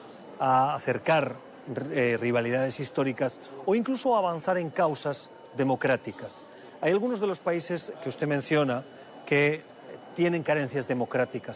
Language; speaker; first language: Spanish; native; Spanish